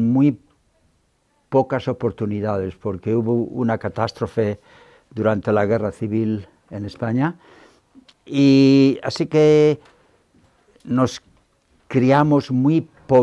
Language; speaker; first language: Spanish; native; Spanish